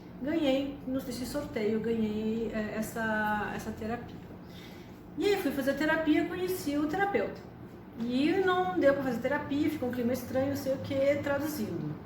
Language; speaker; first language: Portuguese; early bilingual, other home language; Spanish